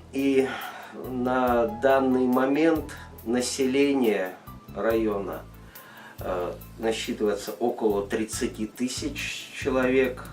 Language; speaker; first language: Russian; native; Russian